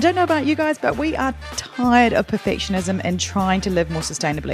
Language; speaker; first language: English; native; English